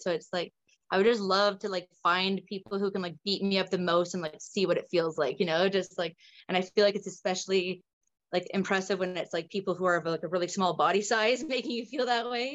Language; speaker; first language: English; native; English